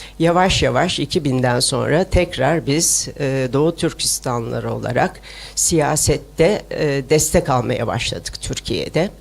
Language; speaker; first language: Turkish; early bilingual, other home language; Uyghur